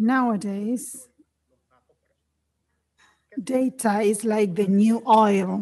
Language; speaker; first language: English; non-native, fluent; Spanish